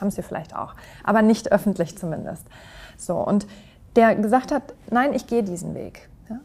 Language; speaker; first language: German; native; German